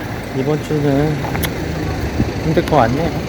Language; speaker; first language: Korean; native; Korean